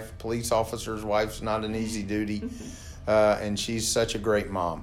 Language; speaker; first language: English; native; English